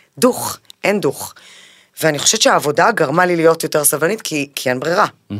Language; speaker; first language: Hebrew; early bilingual, other home language; Spanish